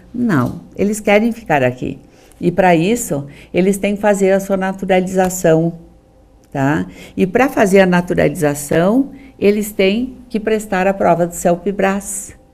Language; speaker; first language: Portuguese; native; Portuguese